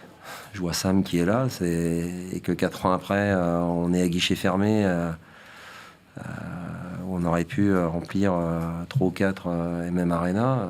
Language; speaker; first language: French; native; French